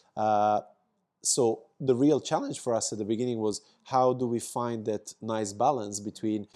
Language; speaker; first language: English; non-native, fluent; Serbian